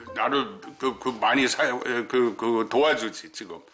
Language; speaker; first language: Korean; non-native, fluent; German